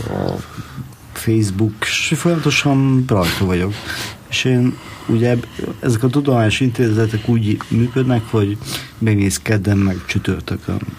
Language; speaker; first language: Hungarian; native; Hungarian